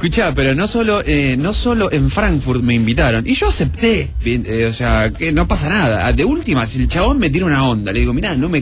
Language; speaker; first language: Spanish; native; Spanish